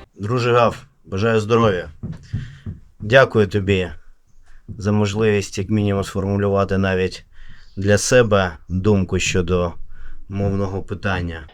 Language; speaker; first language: Ukrainian; non-native, local second language; Russian